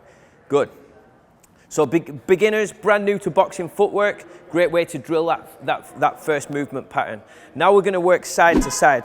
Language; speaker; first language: English; native; English